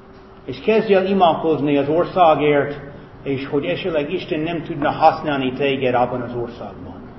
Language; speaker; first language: Hungarian; non-native, fluent; English